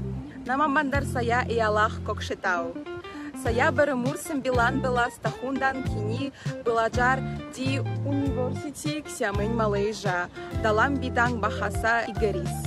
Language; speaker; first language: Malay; non-native, learner; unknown